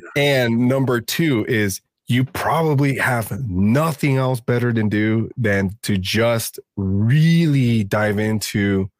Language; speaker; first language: English; early bilingual, other home language; Spanish